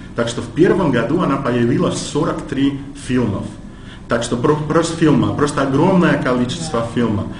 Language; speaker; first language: Russian; non-native, fluent; English